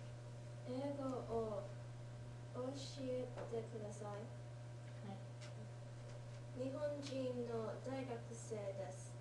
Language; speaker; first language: Japanese; non-native, learner; English